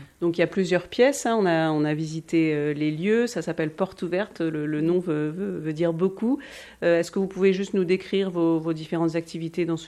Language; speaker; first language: French; native; French